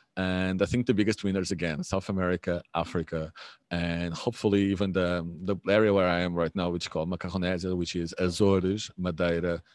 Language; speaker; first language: English; non-native, fluent; Portuguese